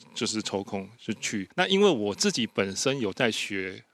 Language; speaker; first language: Chinese; native; Chinese